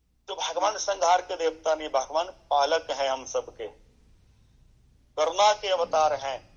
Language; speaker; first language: Hindi; native; Hindi